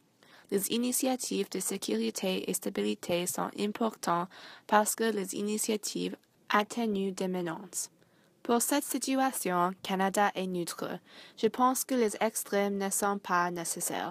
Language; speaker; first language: French; non-native, learner; English